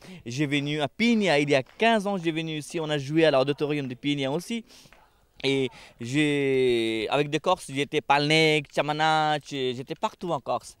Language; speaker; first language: French; non-native, learner; Hindi